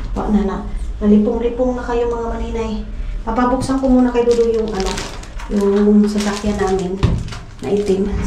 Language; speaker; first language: Filipino; non-native, local second language; Cebuano